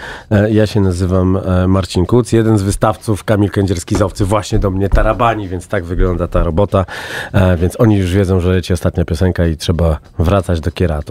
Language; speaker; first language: Polish; native; Polish